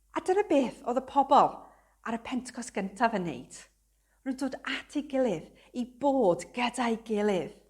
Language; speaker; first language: Welsh; non-native, local second language; English